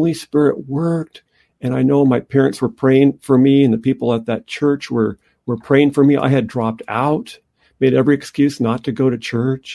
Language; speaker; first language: English; native; English